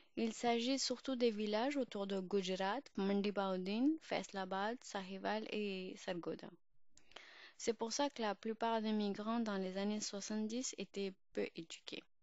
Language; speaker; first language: French; early bilingual, other home language; Urdu